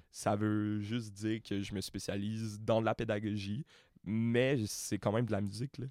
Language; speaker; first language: French; native; French